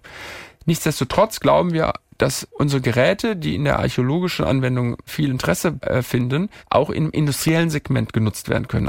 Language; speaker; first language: German; native; German